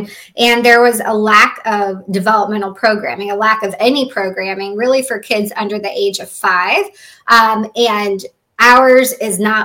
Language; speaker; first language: English; native; English